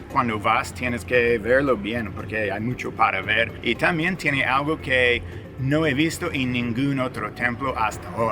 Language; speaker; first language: Spanish; non-native, fluent; English